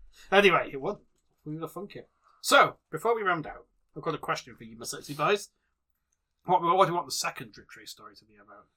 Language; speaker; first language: English; native; English